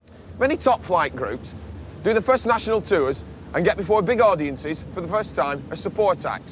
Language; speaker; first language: English; native; English